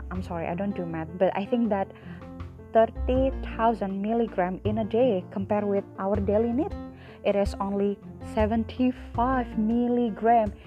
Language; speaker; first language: English; non-native, fluent; Indonesian